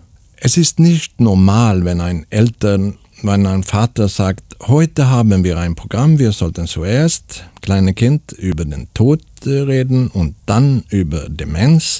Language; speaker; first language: German; non-native, learner; Swedish